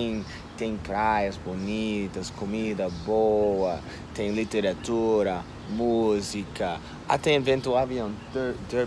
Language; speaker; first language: Portuguese; non-native, fluent; English